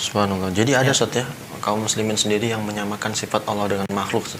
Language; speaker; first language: Indonesian; native; Indonesian